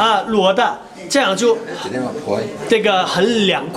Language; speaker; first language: Chinese; non-native, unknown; Nepali